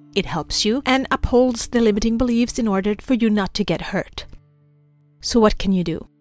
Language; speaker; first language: English; non-native, fluent; Swedish